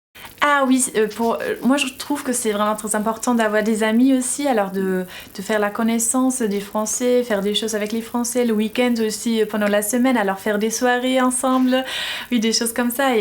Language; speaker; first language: French; non-native, fluent; German